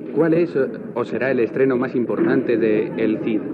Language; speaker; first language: Spanish; native; Spanish